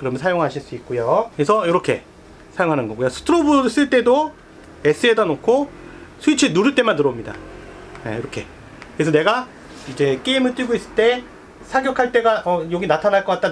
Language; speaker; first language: Korean; native; Korean